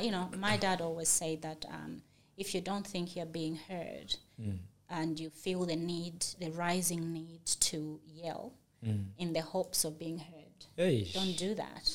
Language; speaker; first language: English; non-native, local second language; Bemba